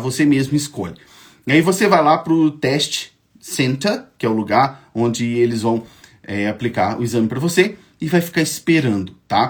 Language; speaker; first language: Portuguese; native; Portuguese